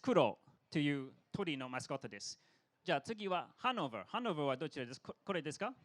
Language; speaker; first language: Japanese; non-native, fluent; English